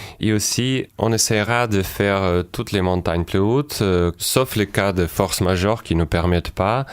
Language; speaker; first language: French; non-native, fluent; Ukrainian